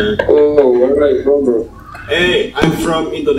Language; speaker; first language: English; non-native, fluent; Indonesian